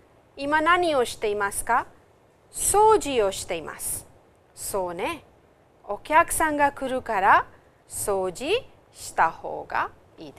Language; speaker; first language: Japanese; non-native, fluent; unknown